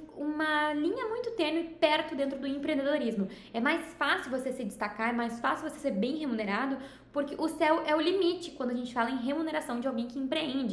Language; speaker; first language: Portuguese; native; Portuguese